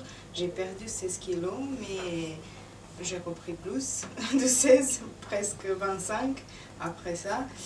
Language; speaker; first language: French; non-native, fluent; Serbian